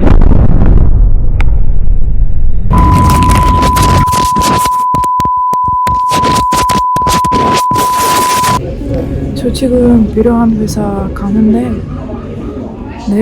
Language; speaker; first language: Korean; non-native, learner; Ukrainian